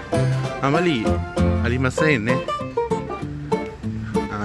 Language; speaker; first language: Japanese; non-native, learner; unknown